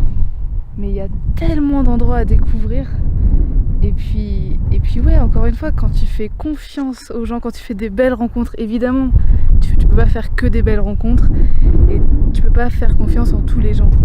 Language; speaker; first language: French; native; French